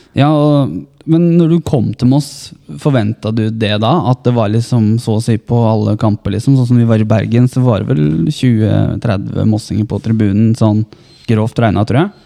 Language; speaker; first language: Norwegian; native; Norwegian